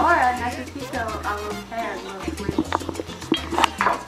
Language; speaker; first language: Spanish; non-native, learner; English